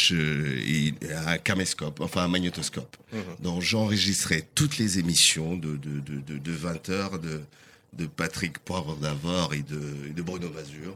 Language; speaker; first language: French; non-native, fluent; Portuguese